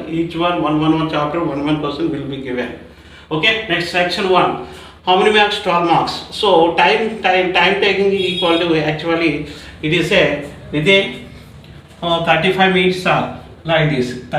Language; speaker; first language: English; non-native, local second language; Telugu